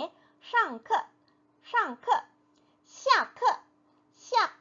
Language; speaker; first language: Chinese; non-native, fluent; Korean